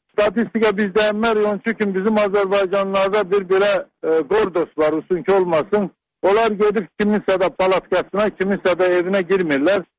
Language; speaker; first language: Azerbaijani; native; Azerbaijani